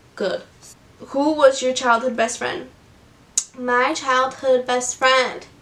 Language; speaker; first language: English; early bilingual, other home language; Portuguese